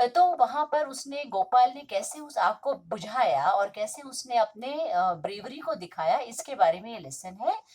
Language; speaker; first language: Hindi; non-native, local second language; Marathi